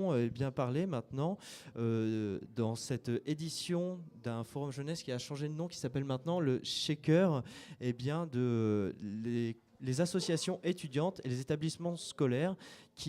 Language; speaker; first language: French; native; French